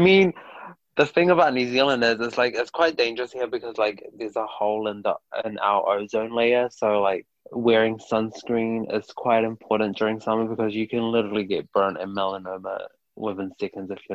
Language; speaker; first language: English; native; English